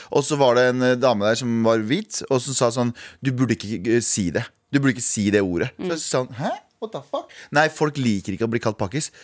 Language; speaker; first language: Norwegian; early bilingual, other home language; Kurdish